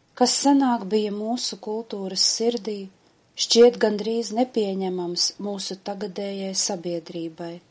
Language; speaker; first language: Latvian; native; Latvian